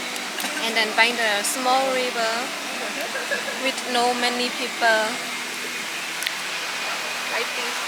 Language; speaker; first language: English; non-native, learner; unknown